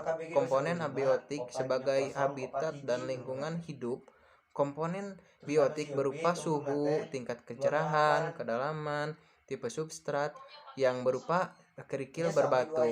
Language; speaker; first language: Indonesian; native; Indonesian